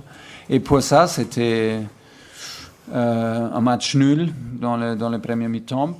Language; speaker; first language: French; non-native, fluent; German